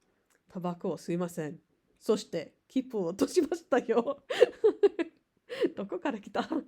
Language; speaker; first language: Japanese; non-native, learner; English